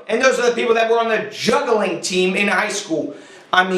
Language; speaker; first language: English; native; English